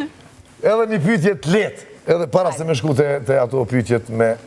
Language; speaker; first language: Albanian; native; Albanian